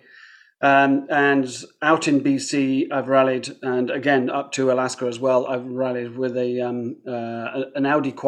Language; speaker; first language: English; native; English